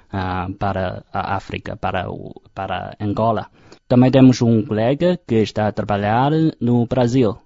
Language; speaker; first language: Portuguese; non-native, fluent; Chinese